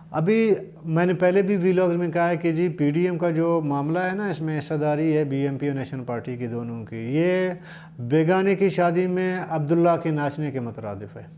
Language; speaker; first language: Urdu; non-native, local second language; Baluchi